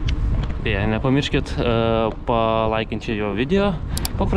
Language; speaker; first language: Lithuanian; native; Lithuanian